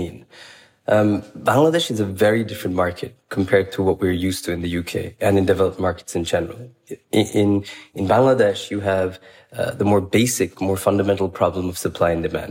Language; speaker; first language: English; non-native, local second language; Bangla